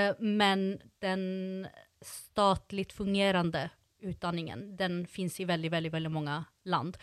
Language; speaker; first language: Norwegian; non-native, fluent; Swedish